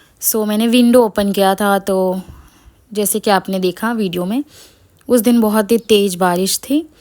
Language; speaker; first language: Hindi; native; Hindi